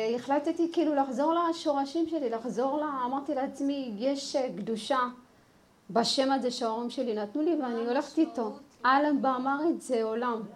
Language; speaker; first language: Hebrew; early bilingual, other home language; Amharic